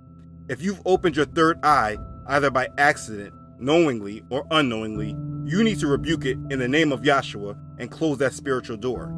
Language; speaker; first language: English; native; English